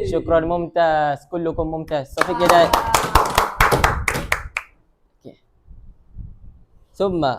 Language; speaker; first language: Arabic; non-native, learner; Malay